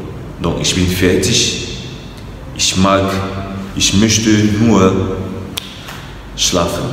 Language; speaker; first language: German; non-native, fluent; French